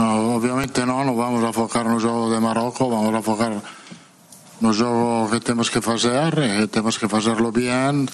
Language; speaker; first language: Portuguese; non-native, fluent; Italian